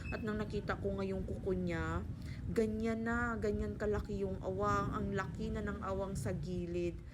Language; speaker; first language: Filipino; non-native, local second language; Hiligaynon